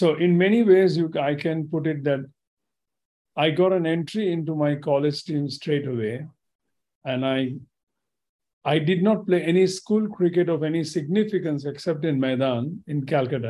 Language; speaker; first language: English; non-native, local second language; Gujarati